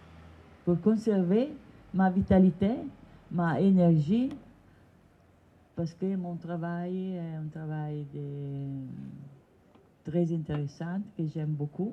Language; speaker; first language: French; non-native, learner; Italian